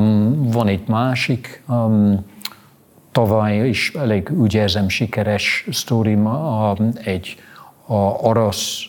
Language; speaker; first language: Hungarian; non-native, fluent; English